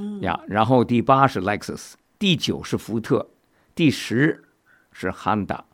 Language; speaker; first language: Chinese; native; Chinese